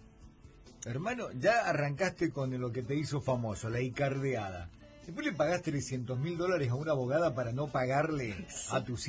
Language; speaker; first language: Spanish; native; Spanish